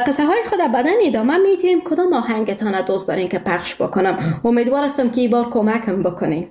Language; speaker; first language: Persian; native; Persian